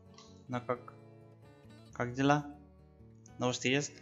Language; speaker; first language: Russian; non-native, learner; Spanish